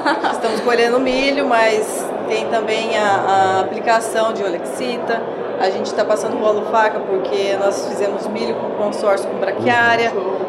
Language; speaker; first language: Portuguese; native; Portuguese